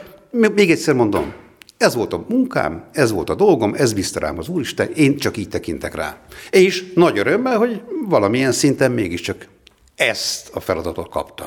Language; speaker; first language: Hungarian; native; Hungarian